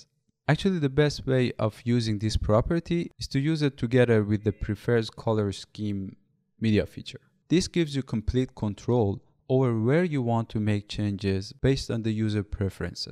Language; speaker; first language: English; non-native, fluent; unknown